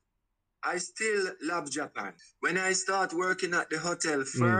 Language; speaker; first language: English; non-native, learner; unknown